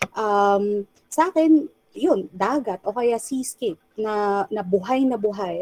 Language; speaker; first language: Filipino; non-native, local second language; Chavacano